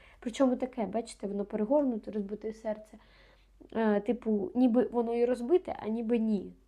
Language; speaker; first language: Ukrainian; non-native, local second language; Russian